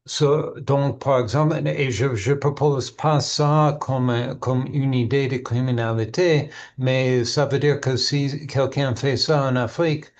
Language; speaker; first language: French; non-native, learner; English